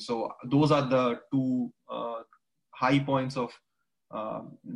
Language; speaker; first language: English; non-native, local second language; Bangla